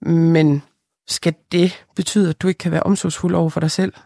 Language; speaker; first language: Danish; early bilingual, other home language; Lithuanian